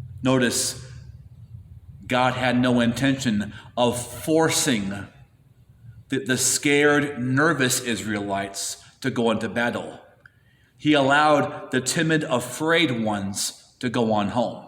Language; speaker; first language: English; native; English